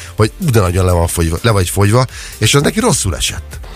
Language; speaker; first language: Hungarian; native; Hungarian